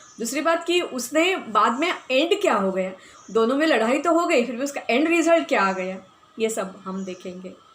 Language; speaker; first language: Hindi; non-native, local second language; Marathi